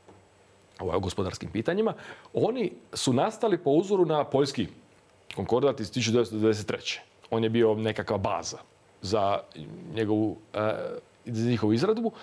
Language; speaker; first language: Croatian; native; Croatian